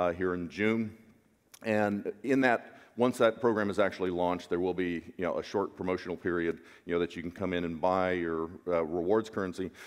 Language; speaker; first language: English; native; English